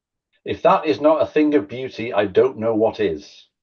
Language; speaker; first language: English; native; English